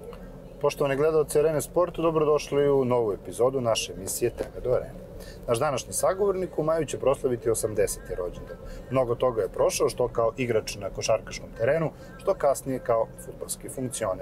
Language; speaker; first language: Serbian; native; Serbian